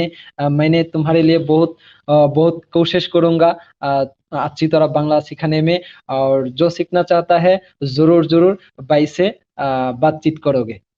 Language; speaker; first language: Hindi; non-native, learner; Bangla